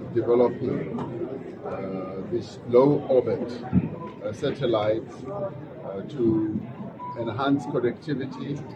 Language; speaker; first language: English; non-native, local second language; Venda